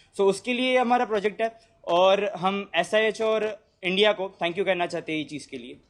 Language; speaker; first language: Hindi; non-native, local second language; Gujarati